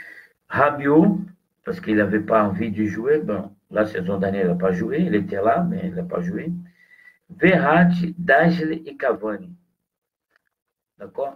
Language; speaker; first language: French; non-native, fluent; Portuguese